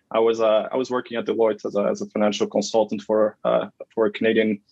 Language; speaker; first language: English; non-native, fluent; Dutch